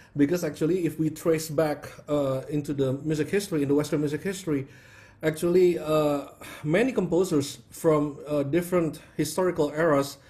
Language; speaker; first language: English; non-native, fluent; Indonesian